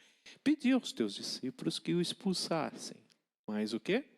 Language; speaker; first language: Portuguese; native; Portuguese